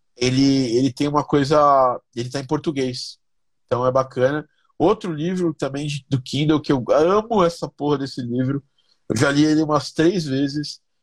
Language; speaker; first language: Portuguese; native; Portuguese